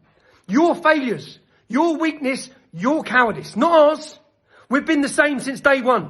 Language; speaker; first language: English; native; English